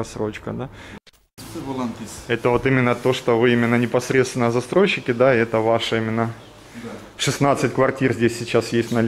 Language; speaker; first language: Russian; native; Russian